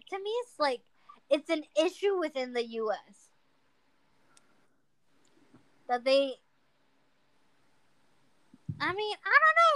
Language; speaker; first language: English; non-native, fluent; Spanish